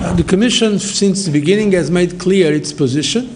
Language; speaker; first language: English; non-native, fluent; Portuguese